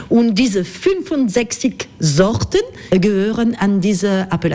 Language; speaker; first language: German; non-native, learner; French